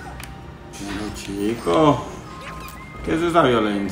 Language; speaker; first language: Spanish; native; Spanish